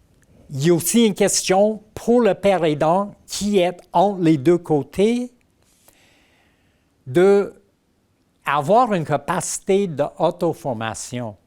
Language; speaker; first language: French; non-native, fluent; English